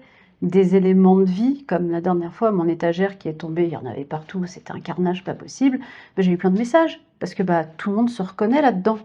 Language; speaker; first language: French; native; French